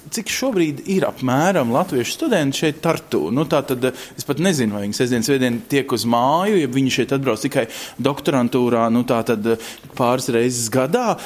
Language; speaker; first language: Latvian; native; Latvian